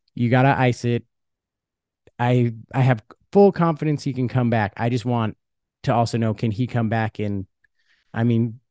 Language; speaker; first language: English; early bilingual, other home language; Dutch